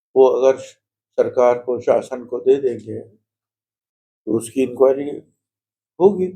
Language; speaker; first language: Hindi; non-native, local second language; Marathi